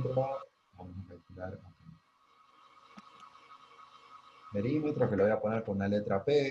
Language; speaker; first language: Spanish; native; Spanish